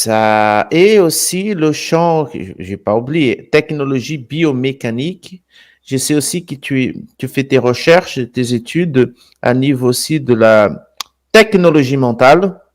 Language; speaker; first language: French; non-native, fluent; Portuguese